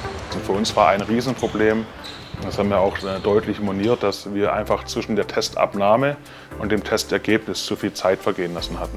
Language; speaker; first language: German; native; German